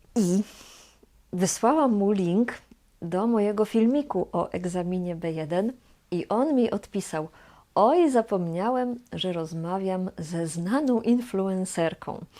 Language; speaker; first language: Polish; native; Polish